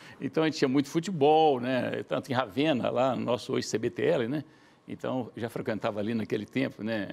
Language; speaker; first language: Portuguese; native; Portuguese